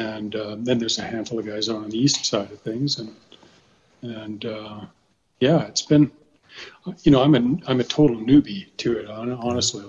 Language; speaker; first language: English; native; English